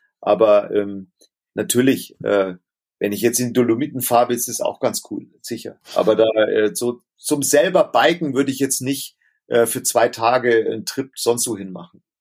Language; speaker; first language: German; native; German